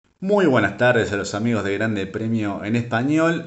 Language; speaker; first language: Spanish; native; Spanish